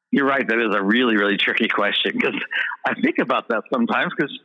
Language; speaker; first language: English; native; English